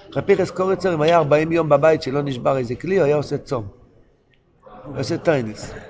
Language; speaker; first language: Hebrew; non-native, local second language; Yiddish